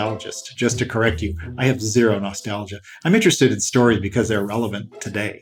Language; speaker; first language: English; native; English